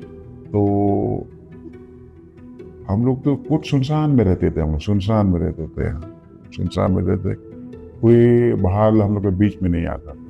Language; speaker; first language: Hindi; non-native, local second language; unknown